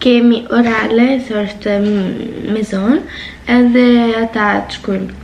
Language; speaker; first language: Albanian; early bilingual, heritage; Albanian